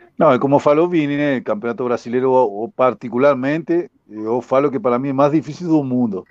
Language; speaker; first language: Portuguese; non-native, fluent; Spanish